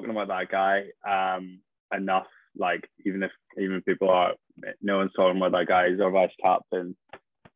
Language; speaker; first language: English; native; English